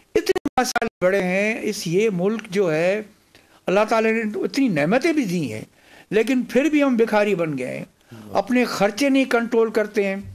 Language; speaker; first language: Urdu; non-native, local second language; Sindhi